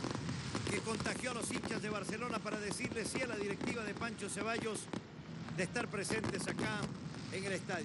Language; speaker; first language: Spanish; native; Spanish